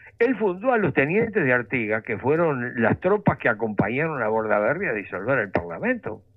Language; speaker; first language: Spanish; native; Spanish